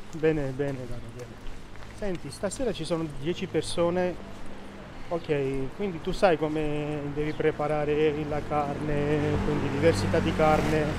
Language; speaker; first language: Italian; non-native, fluent; Armenian